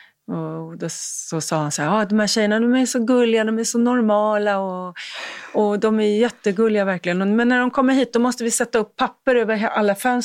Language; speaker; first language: Swedish; native; Swedish